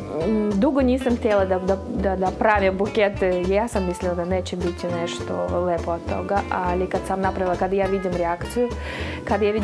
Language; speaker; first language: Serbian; non-native, fluent; Russian